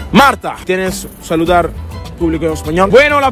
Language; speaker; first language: Spanish; non-native, learner; Italian